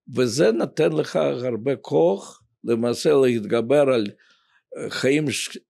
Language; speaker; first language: Hebrew; non-native, fluent; Russian